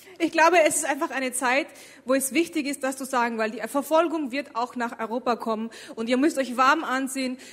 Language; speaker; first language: German; early bilingual, other home language; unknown